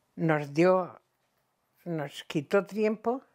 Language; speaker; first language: Spanish; native; Spanish